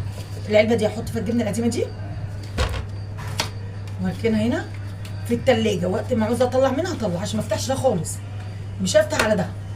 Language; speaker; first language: Arabic; native; Arabic